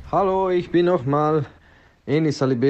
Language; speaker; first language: German; non-native, learner; Bosnian